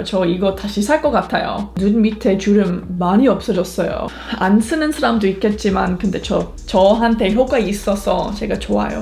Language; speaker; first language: Korean; non-native, fluent; English